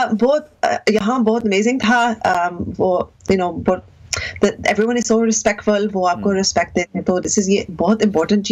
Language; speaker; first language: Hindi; early bilingual, heritage; Hindi